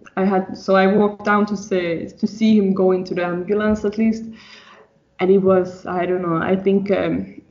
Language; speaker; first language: English; non-native, fluent; Swedish